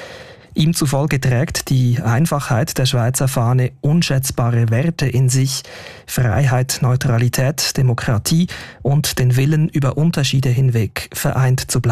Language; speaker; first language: German; native; German